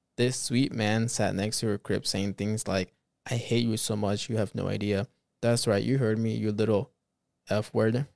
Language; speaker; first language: English; early bilingual, other home language; Spanish